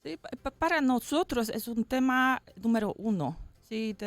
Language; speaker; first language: Spanish; non-native, fluent; Polish